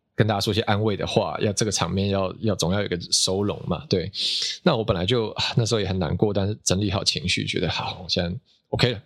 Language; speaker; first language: Chinese; native; Chinese